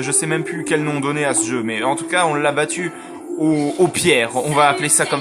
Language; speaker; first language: French; native; French